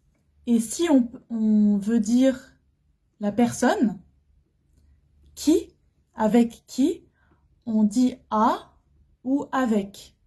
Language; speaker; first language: French; non-native, fluent; Arabic